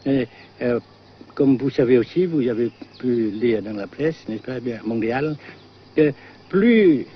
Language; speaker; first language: French; non-native, local second language; Vietnamese